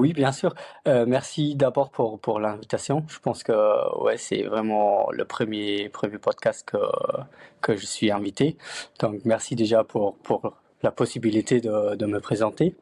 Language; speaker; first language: French; non-native, fluent; Luxembourgish